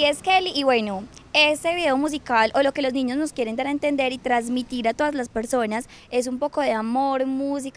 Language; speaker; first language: Spanish; native; Spanish